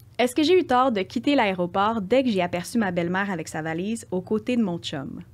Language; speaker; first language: French; native; French